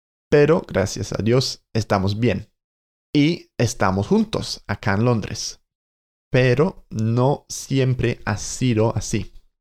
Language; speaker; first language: Spanish; non-native, fluent; English